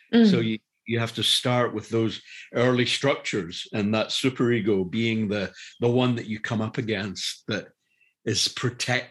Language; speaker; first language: English; native; English